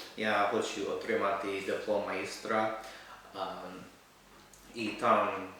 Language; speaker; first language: Ukrainian; non-native, learner; English